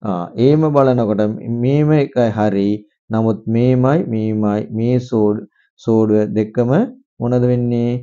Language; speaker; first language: Sinhala; non-native, local second language; Tamil